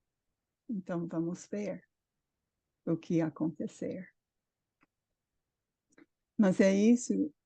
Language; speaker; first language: Portuguese; non-native, fluent; English